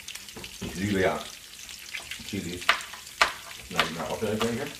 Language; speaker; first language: German; early bilingual, other home language; Italian